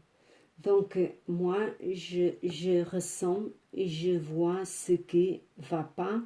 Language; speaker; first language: French; non-native, fluent; Portuguese